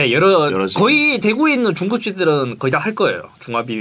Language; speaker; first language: Korean; native; Korean